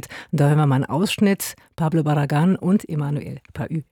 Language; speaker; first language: German; native; German